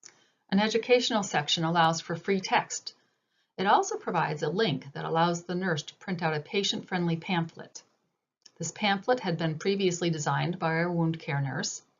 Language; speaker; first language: English; native; English